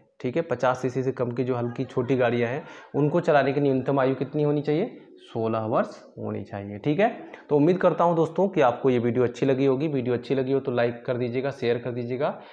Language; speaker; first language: Hindi; native; Hindi